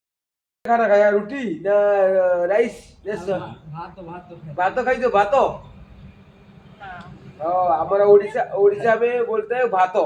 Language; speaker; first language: Hindi; non-native, local second language; Odia